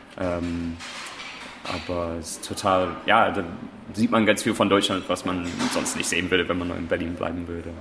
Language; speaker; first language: German; non-native, fluent; English